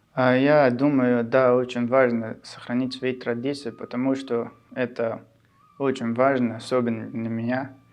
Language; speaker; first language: Russian; non-native, local second language; Shughni